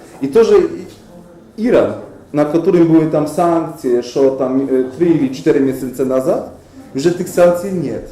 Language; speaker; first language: Russian; non-native, learner; Polish